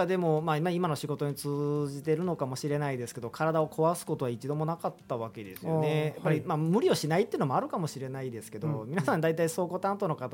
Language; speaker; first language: Japanese; native; Japanese